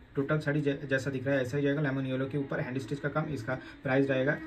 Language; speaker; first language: Hindi; non-native, local second language; Bangla